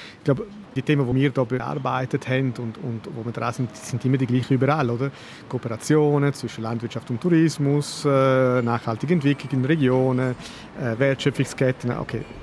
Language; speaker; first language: German; non-native, local second language; Italian